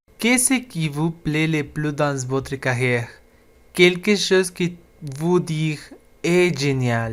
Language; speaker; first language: French; non-native, learner; Spanish